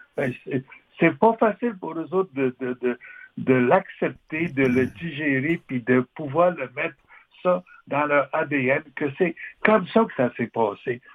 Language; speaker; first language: French; non-native, local second language; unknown